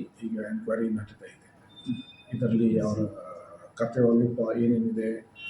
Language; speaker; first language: Kannada; non-native, fluent; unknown